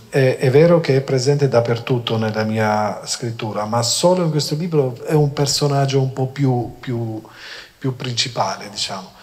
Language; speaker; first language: Italian; non-native, fluent; Albanian